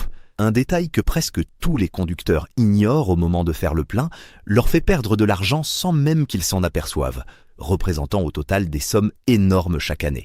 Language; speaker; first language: French; native; French